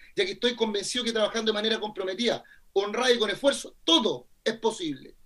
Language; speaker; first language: Spanish; native; Spanish